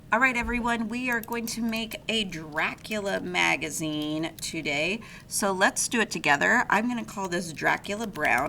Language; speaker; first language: English; native; English